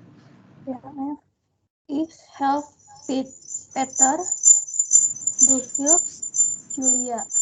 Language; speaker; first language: German; non-native, learner; Indonesian